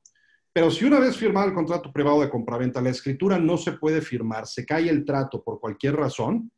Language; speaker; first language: Spanish; native; Spanish